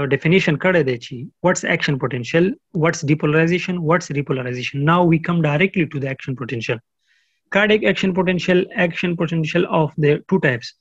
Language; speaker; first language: English; non-native, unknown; Pashto